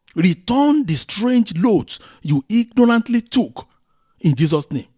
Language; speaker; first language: English; non-native, local second language; Yoruba